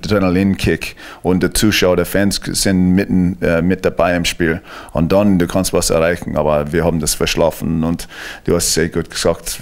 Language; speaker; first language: German; non-native, fluent; English